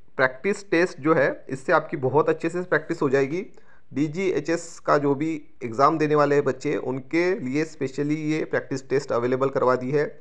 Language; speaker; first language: Hindi; non-native, local second language; Marathi